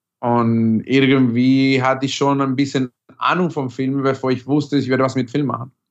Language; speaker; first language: German; non-native, fluent; Spanish